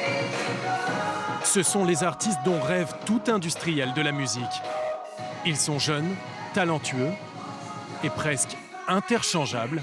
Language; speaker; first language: French; native; French